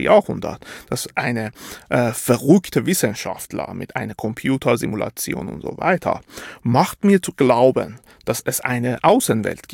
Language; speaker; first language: German; non-native, fluent; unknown